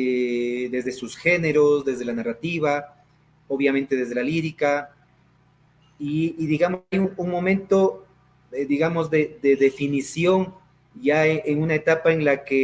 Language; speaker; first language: Spanish; native; Spanish